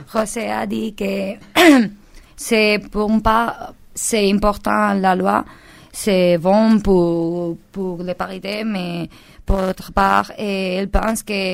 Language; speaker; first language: French; non-native, learner; Spanish